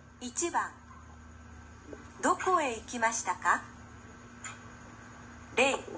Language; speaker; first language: Japanese; non-native, learner; Filipino